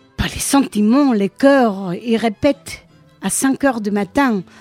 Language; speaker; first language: French; non-native, fluent; Spanish